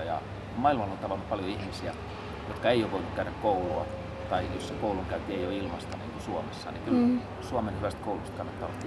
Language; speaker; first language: Finnish; native; Finnish